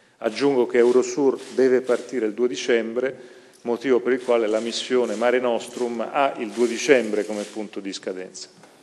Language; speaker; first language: Italian; native; Italian